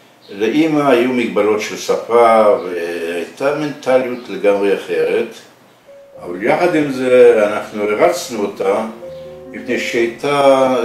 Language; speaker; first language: Hebrew; early bilingual, other home language; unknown